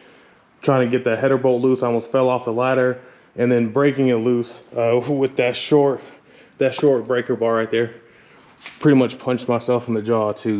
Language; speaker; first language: English; native; English